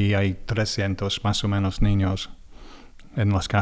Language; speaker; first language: Spanish; non-native, learner; English